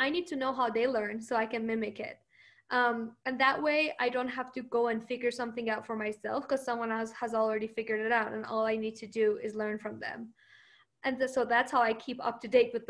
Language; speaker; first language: English; early bilingual, other home language; Persian